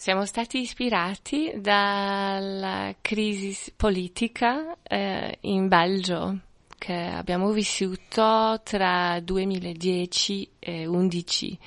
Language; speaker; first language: Italian; non-native, fluent; French